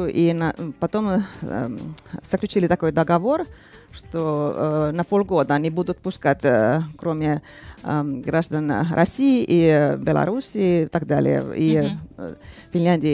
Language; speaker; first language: Russian; non-native, fluent; Finnish